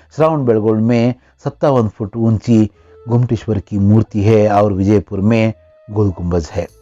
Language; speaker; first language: Hindi; non-native, local second language; Kannada